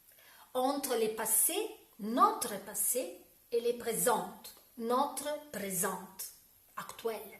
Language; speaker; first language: French; non-native, learner; Italian